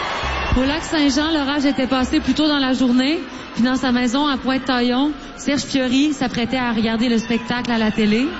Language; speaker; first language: French; native; French